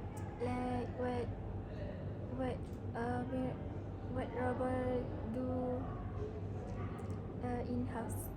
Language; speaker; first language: English; non-native, learner; Malay